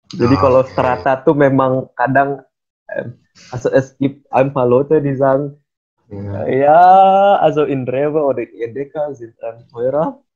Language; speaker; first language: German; non-native, fluent; Indonesian